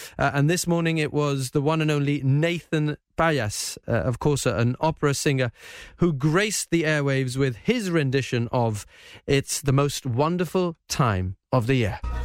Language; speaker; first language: English; native; English